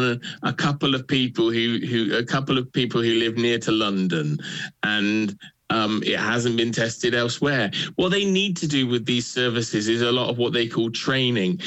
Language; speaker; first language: English; native; English